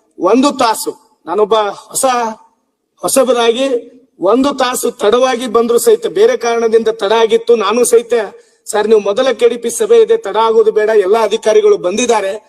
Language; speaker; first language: Kannada; non-native, local second language; Lambadi